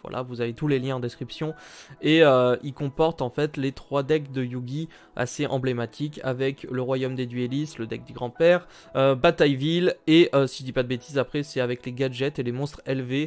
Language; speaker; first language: French; native; French